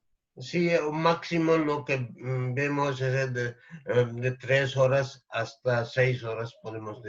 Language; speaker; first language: Spanish; non-native, learner; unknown